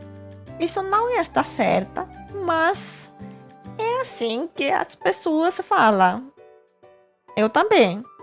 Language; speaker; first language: Portuguese; non-native, fluent; Korean